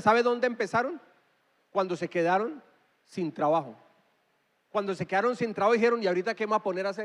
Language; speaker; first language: Spanish; native; Spanish